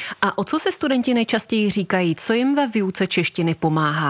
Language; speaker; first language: Czech; native; Czech